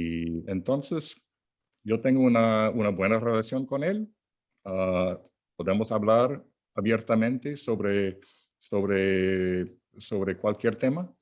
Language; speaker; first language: Spanish; non-native, fluent; English